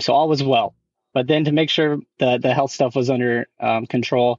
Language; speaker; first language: English; native; English